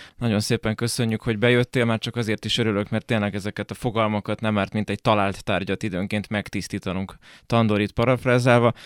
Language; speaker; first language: Hungarian; native; Hungarian